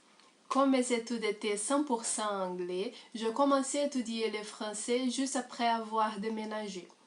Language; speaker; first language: French; non-native, fluent; Portuguese